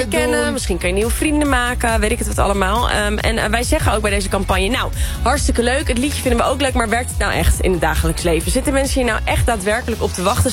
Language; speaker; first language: Dutch; native; Dutch